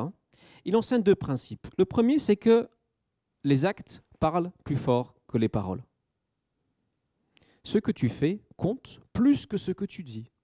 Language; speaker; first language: French; native; French